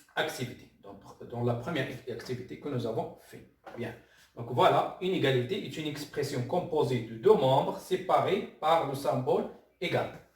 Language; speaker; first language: French; non-native, local second language; Arabic